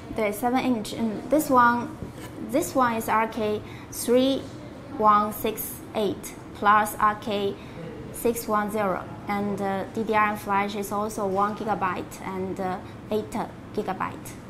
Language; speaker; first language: English; non-native, learner; Chinese